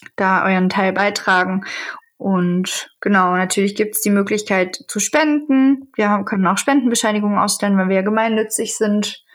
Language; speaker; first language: German; native; German